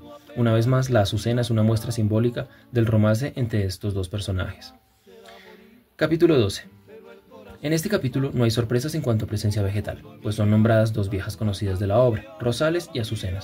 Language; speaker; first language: Spanish; native; Spanish